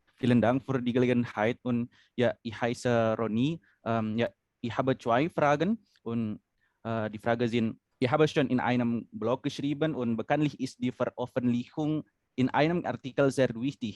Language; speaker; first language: German; non-native, learner; Indonesian